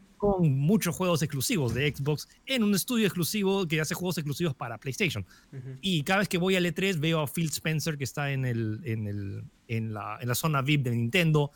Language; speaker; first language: Spanish; early bilingual, other home language; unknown